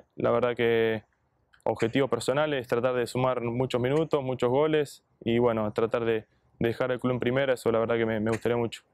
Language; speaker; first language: Spanish; native; Spanish